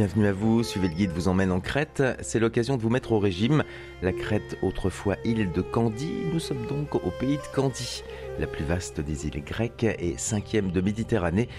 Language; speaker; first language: French; native; French